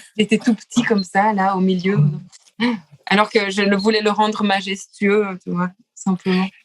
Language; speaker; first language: French; early bilingual, other home language; Lithuanian